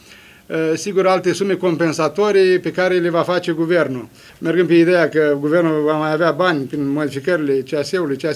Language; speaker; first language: Romanian; native; Romanian